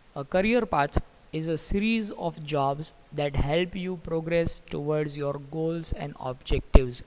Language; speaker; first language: English; non-native, local second language; Gujarati